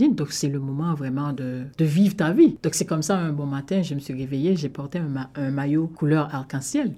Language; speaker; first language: French; non-native, local second language; Haitian Creole